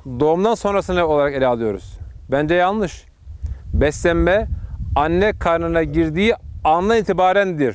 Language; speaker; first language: Turkish; native; Turkish